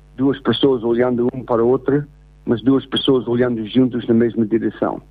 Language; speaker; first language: Portuguese; non-native, fluent; English